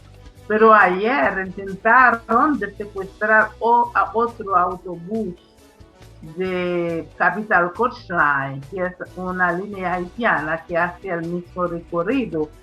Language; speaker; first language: Spanish; non-native, fluent; Haitian Creole